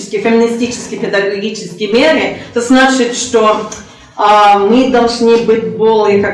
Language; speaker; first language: Russian; non-native, learner; Norwegian